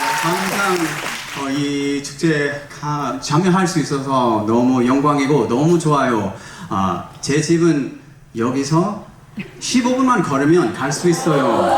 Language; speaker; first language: Korean; early bilingual, heritage; English